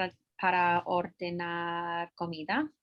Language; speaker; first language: Spanish; non-native, learner; English